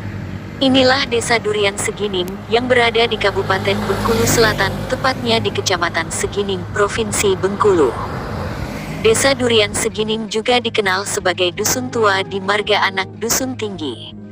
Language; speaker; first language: Indonesian; native; Indonesian